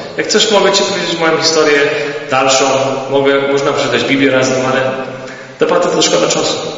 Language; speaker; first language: Polish; early bilingual, heritage; Polish